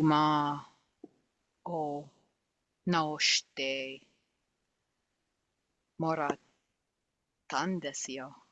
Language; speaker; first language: Japanese; non-native, learner; English